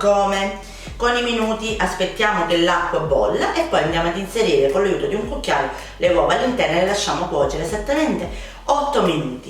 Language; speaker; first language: Italian; native; Italian